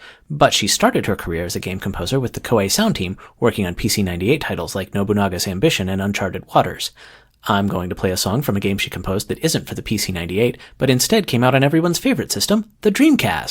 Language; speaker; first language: English; native; English